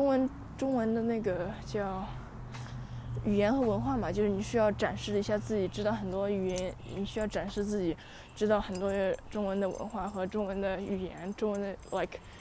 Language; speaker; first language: Chinese; early bilingual, heritage; Chinese